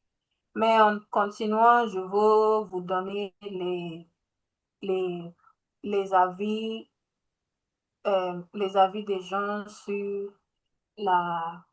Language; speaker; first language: French; non-native, learner; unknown